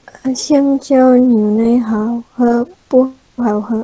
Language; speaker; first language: Chinese; non-native, learner; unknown